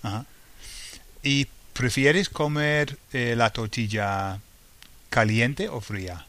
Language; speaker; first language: Spanish; non-native, fluent; English